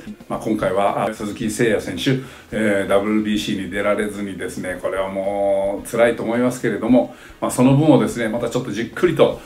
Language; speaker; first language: Japanese; native; Japanese